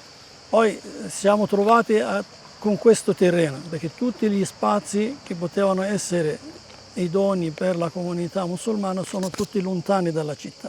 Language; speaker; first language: Italian; non-native, fluent; Arabic